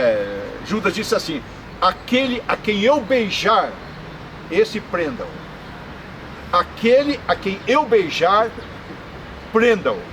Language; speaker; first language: Portuguese; native; Portuguese